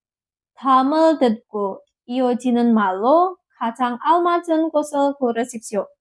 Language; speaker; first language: Korean; non-native, fluent; Indonesian